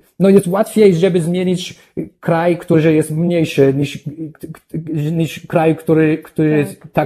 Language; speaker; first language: Polish; non-native, learner; English